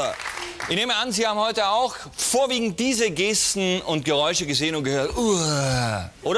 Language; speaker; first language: German; native; German